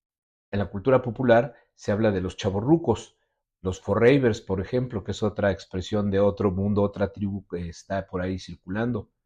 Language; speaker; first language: Spanish; native; Spanish